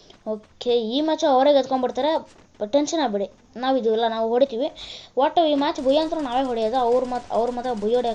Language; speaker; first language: Kannada; native; Kannada